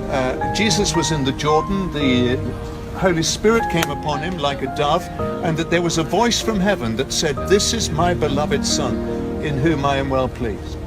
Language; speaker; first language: English; native; English